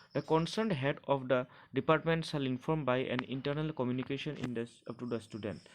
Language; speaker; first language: English; non-native, local second language; Assamese